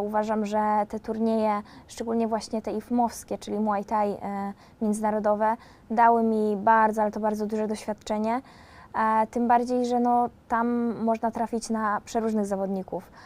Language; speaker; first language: Polish; native; Polish